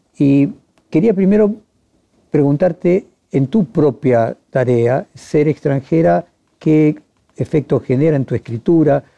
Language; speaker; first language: Spanish; native; Spanish